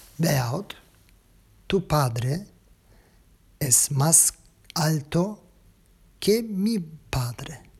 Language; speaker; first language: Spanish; non-native, learner; Turkish